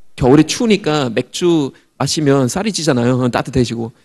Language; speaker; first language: Korean; non-native, fluent; German